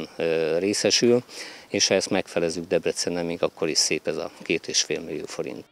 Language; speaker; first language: Hungarian; native; Hungarian